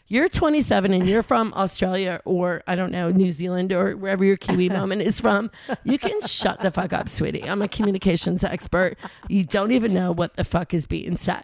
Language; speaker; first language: English; native; English